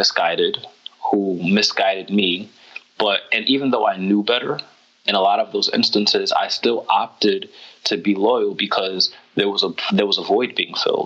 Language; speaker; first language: English; native; English